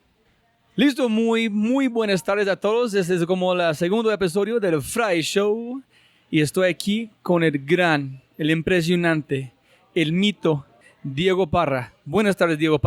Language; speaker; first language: Spanish; non-native, fluent; English